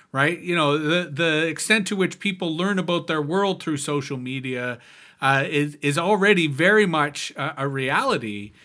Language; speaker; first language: English; native; English